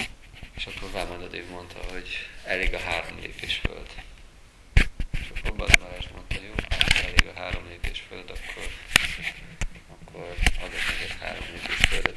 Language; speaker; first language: Hungarian; native; Hungarian